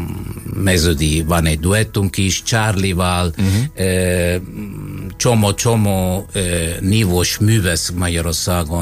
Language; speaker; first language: Hungarian; non-native, fluent; Italian